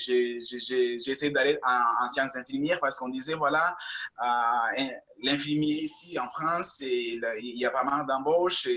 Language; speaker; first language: French; non-native, local second language; Kinyarwanda